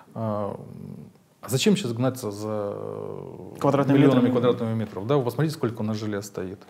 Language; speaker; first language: Russian; native; Russian